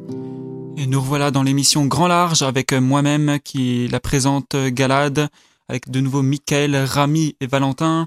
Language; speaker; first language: French; native; French